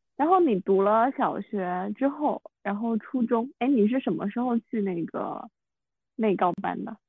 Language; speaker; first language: Chinese; non-native, local second language; Min Nan Chinese